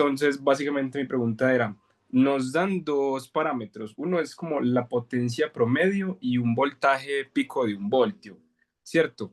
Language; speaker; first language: Spanish; native; Spanish